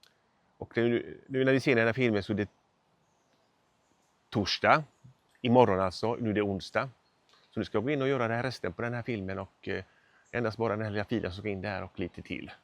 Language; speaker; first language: Swedish; native; Swedish